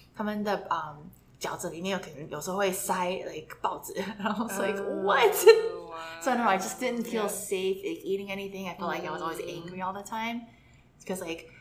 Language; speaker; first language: English; native; English